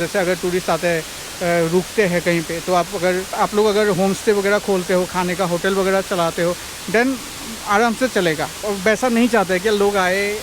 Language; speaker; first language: Hindi; non-native, local second language; Assamese